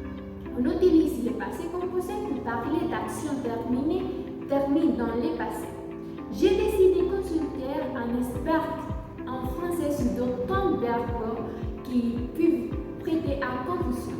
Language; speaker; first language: French; non-native, learner; Spanish